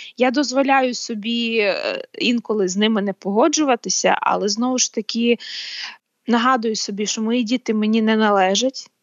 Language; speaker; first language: Ukrainian; native; Ukrainian